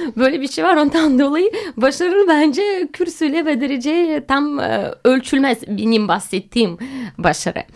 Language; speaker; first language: Turkish; non-native, fluent; Russian